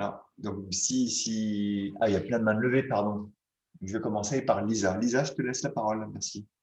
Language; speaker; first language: French; native; French